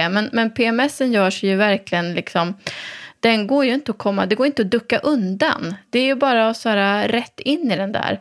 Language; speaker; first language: Swedish; native; Swedish